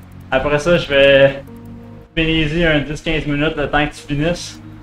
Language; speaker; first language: French; native; French